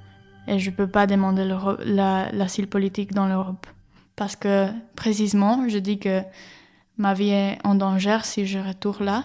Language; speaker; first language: French; non-native, learner; Spanish